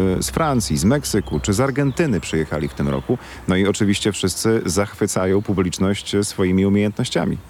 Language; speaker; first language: Polish; native; Polish